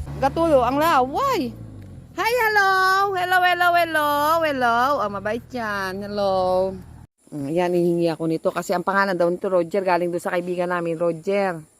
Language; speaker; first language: Filipino; native; Filipino